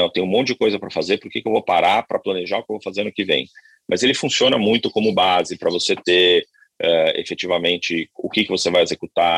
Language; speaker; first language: Portuguese; native; Portuguese